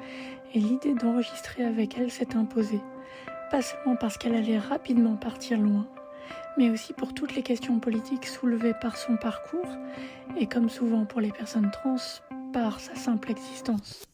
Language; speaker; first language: French; native; French